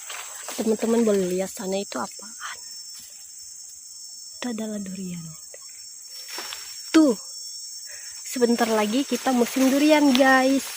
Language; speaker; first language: Indonesian; native; Indonesian